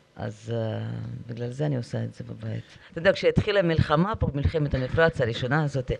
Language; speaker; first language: Hebrew; non-native, fluent; Russian